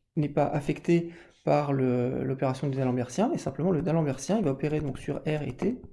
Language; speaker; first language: French; native; French